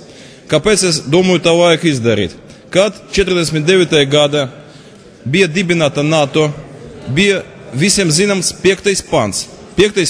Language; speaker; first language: Latvian; non-native, local second language; Russian